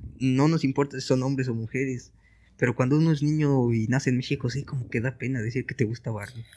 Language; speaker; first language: Spanish; native; Spanish